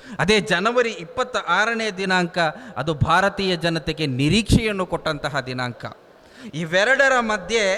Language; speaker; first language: Kannada; non-native, local second language; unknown